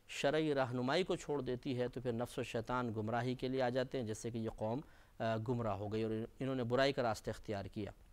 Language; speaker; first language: Urdu; native; Urdu